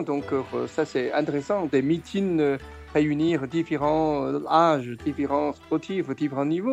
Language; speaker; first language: French; non-native, fluent; Chinese